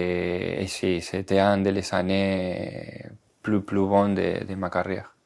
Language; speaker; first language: French; non-native, fluent; Spanish